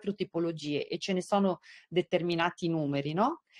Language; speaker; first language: Italian; native; Italian